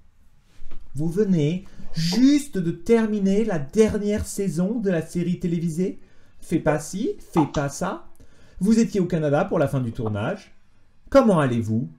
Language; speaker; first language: French; native; French